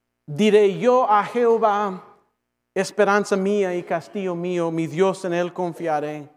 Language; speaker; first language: Spanish; non-native, fluent; English